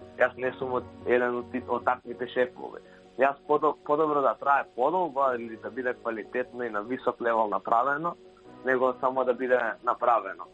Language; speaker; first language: Macedonian; native; Macedonian